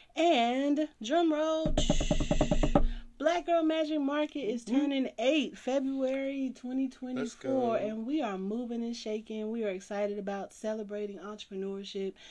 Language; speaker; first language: English; native; English